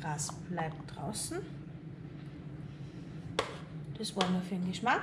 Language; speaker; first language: German; native; German